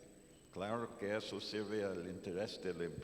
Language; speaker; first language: Spanish; non-native, fluent; English